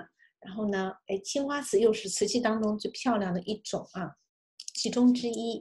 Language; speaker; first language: Chinese; native; Chinese